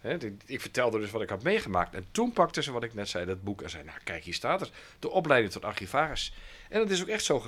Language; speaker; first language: Dutch; native; Dutch